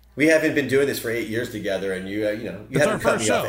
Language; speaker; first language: English; native; English